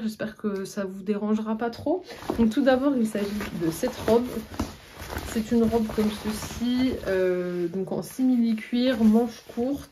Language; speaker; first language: French; native; French